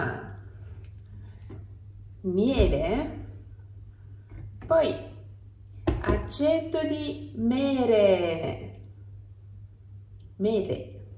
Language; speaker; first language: Italian; non-native, learner; Japanese